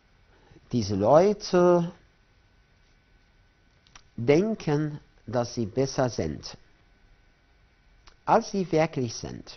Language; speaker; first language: German; non-native, fluent; Arabic